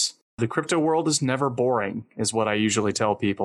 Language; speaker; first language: English; native; English